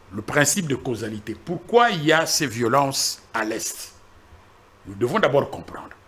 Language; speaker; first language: French; non-native, local second language; Lingala